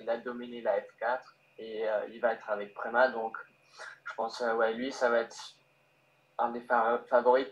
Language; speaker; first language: French; early bilingual, heritage; French